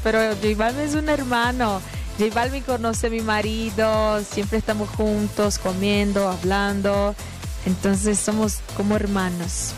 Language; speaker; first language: Spanish; non-native, fluent; Portuguese